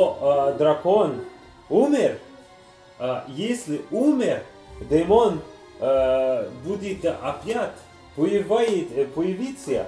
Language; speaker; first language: Russian; non-native, learner; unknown